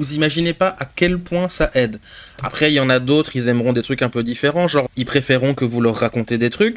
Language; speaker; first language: French; native; French